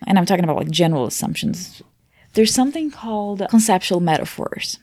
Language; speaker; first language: English; non-native, fluent; Portuguese